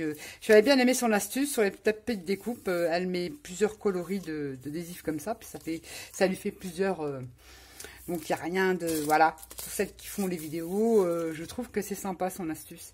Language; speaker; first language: French; native; French